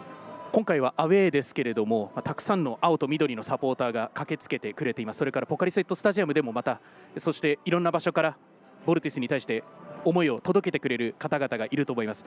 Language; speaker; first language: Japanese; native; Japanese